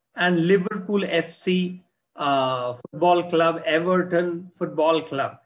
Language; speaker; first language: English; non-native, local second language; Hindi